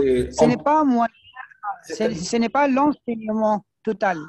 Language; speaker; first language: French; non-native, fluent; Arabic